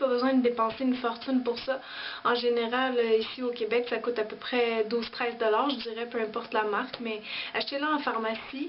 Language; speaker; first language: French; native; French